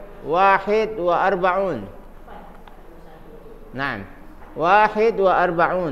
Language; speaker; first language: Arabic; non-native, fluent; Indonesian